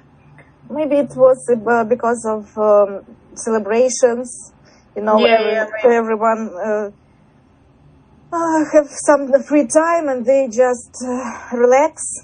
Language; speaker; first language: English; non-native, learner; Russian